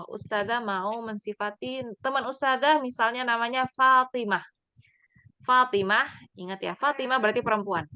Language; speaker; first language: Indonesian; native; Indonesian